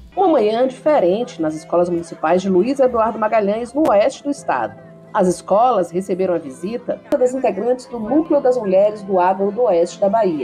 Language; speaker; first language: Portuguese; native; Portuguese